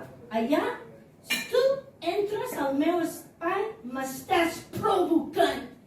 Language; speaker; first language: Catalan; non-native, fluent; English